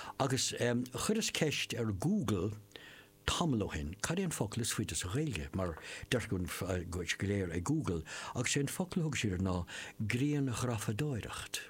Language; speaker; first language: Irish; non-native, local second language; English